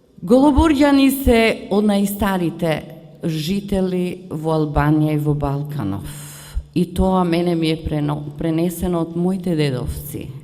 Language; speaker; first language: Macedonian; early bilingual, heritage; Macedonian